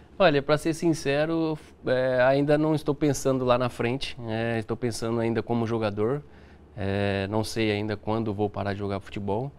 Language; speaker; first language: Portuguese; native; Portuguese